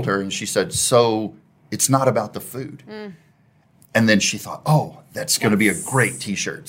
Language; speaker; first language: English; native; English